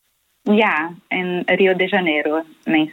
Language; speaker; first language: Dutch; non-native, learner; Portuguese